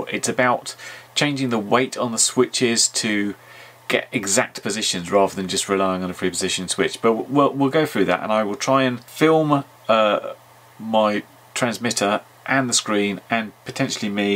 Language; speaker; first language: English; native; English